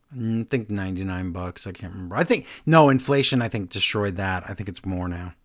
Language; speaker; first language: English; early bilingual, other home language; Spanish